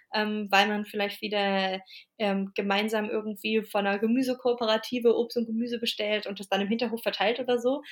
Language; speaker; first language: German; native; German